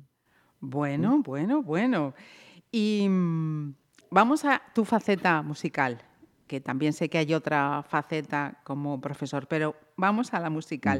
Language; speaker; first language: Spanish; native; Spanish